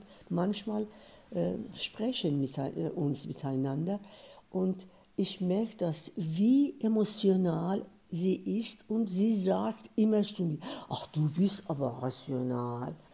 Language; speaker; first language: German; non-native, fluent; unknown